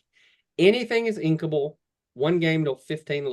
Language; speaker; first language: English; native; English